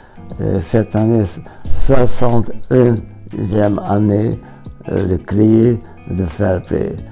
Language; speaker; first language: French; non-native, fluent; Hungarian